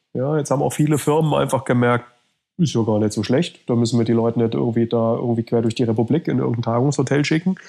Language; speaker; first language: German; native; German